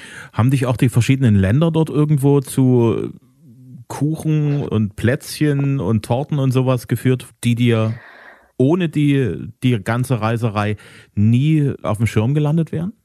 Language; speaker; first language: German; native; German